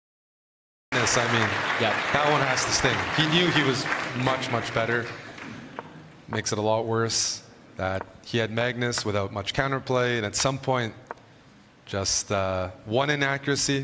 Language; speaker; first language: English; native; English